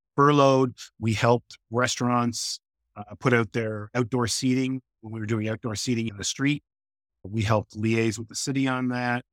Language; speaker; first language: English; native; English